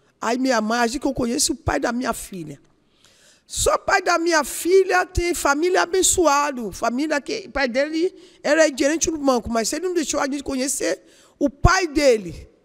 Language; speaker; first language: Portuguese; non-native, learner; Yoruba